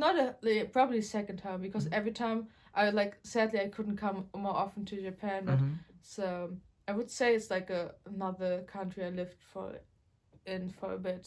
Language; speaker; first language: English; non-native, fluent; German